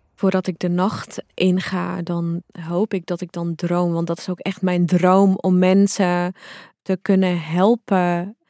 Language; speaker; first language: Dutch; early bilingual, other home language; Arabic